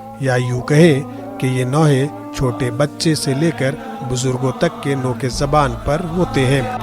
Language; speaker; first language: Urdu; non-native, local second language; Kashmiri